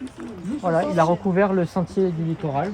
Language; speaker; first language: French; native; French